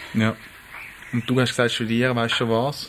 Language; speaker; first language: German; native; German